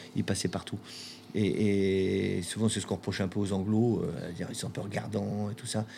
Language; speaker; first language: French; native; French